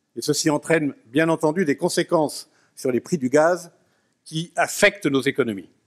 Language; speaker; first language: French; native; French